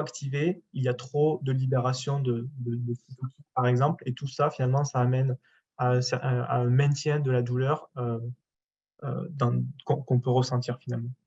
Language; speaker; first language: French; native; French